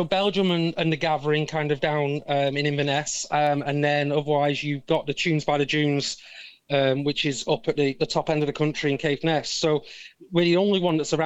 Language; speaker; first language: English; native; English